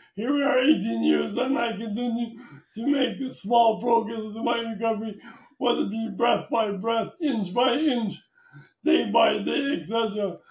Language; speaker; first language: English; native; English